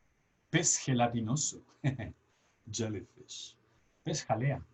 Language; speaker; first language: Spanish; native; Spanish